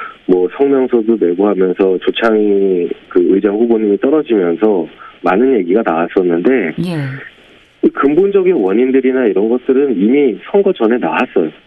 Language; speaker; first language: Korean; native; Korean